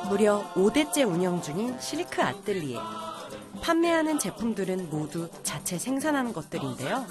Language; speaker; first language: Korean; native; Korean